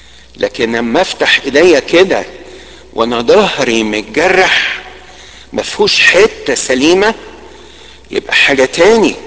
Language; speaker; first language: Arabic; native; Arabic